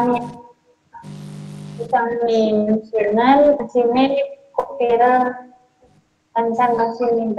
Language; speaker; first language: Korean; non-native, learner; Indonesian